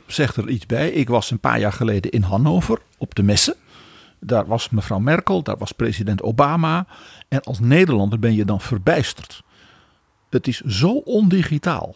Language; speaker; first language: Dutch; native; Dutch